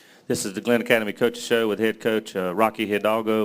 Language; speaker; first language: English; native; English